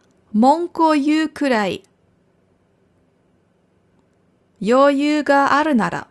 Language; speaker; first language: Japanese; non-native, fluent; German